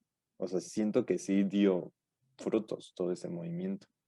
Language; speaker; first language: Spanish; native; Spanish